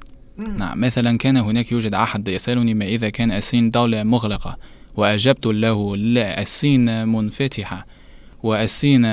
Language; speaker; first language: Arabic; non-native, learner; Chinese